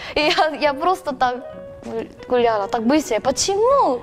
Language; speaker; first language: Russian; non-native, learner; Korean